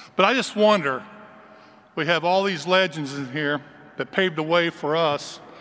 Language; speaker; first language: English; native; English